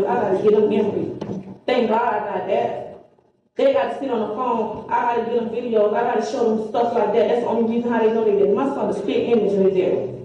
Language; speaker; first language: English; native; English